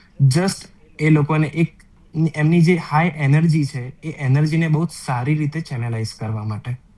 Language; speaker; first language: Gujarati; native; Gujarati